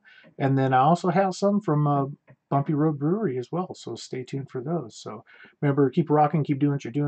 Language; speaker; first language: English; native; English